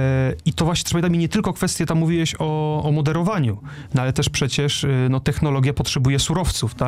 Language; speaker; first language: Polish; native; Polish